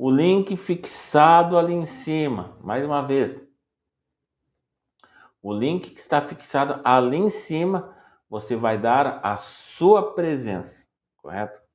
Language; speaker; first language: Portuguese; native; Portuguese